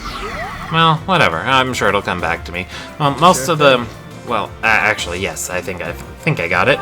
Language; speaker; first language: English; native; English